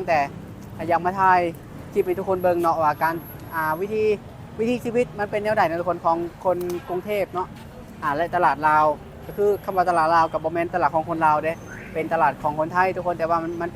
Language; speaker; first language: Thai; non-native, local second language; Northeastern Thai